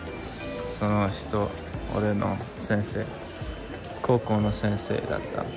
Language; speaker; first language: Japanese; non-native, learner; English